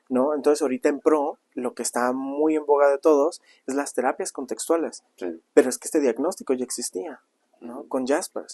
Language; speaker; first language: Spanish; native; Spanish